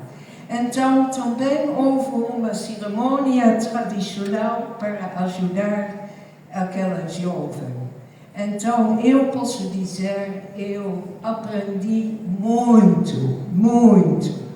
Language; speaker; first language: Portuguese; non-native, fluent; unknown